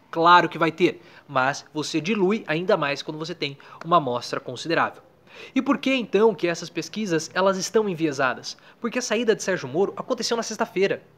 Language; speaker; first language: Portuguese; native; Portuguese